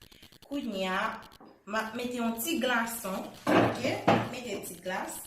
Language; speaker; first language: French; non-native, learner; Haitian Creole